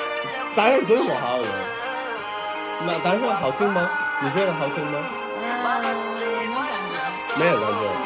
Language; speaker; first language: Chinese; non-native, learner; Turkmen